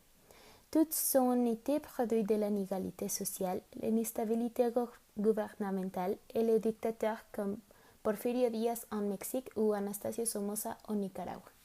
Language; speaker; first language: French; non-native, learner; Spanish